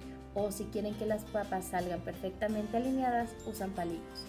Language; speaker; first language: Spanish; native; Spanish